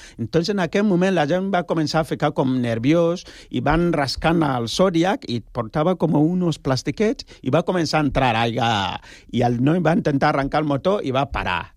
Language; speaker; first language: Catalan; non-native, learner; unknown